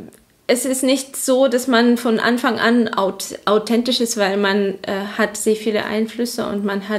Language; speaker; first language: German; non-native, fluent; Azerbaijani